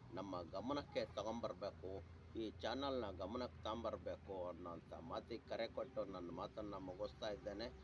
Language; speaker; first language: Kannada; native; Kannada